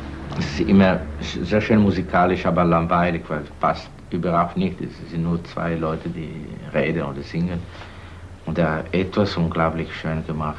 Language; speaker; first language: German; non-native, fluent; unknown